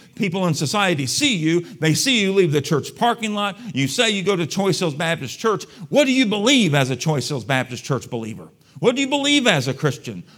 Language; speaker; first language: English; native; English